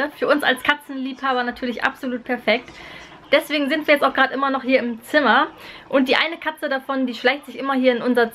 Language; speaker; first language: German; native; German